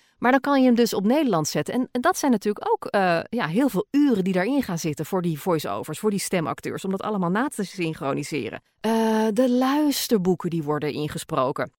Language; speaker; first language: Dutch; native; Dutch